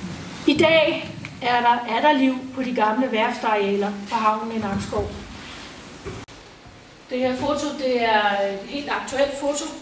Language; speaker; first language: Danish; native; Danish